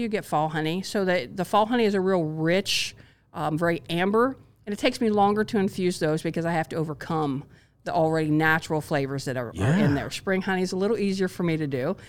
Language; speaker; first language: English; native; English